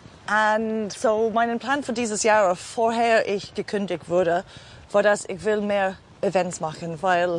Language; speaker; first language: German; non-native, fluent; English